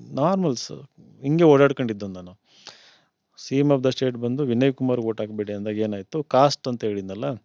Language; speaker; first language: Kannada; native; Kannada